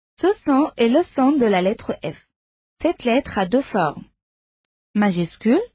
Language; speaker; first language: French; non-native, fluent; Arabic